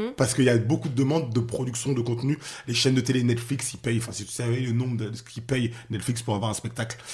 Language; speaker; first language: French; early bilingual, other home language; Haitian Creole